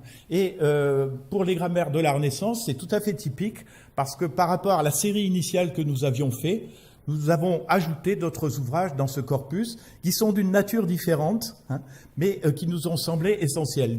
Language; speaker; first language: French; native; French